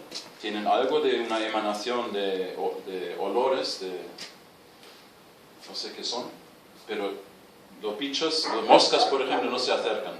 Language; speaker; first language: Spanish; non-native, fluent; German